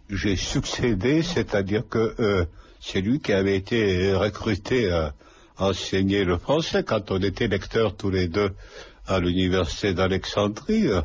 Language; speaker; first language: French; non-native, fluent; Lithuanian